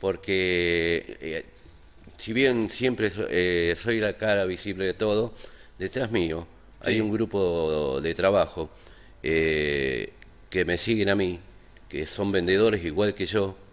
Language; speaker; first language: Spanish; native; Spanish